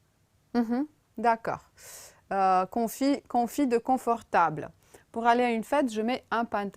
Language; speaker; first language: French; non-native, fluent; Romanian